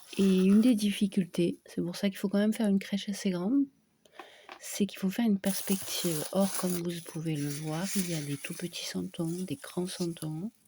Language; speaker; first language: French; non-native, fluent; Spanish